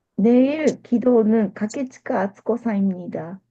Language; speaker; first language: Korean; native; Korean